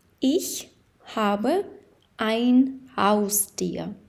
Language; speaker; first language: German; non-native, fluent; Ukrainian